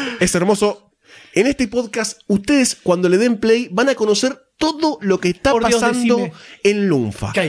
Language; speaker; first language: Spanish; native; Spanish